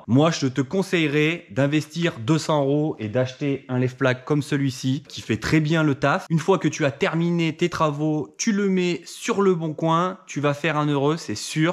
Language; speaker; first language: French; native; French